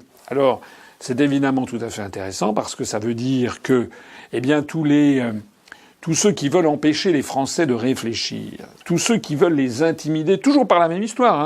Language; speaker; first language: French; native; French